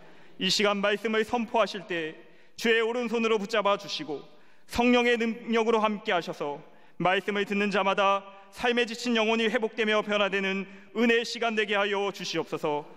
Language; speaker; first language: Korean; native; Korean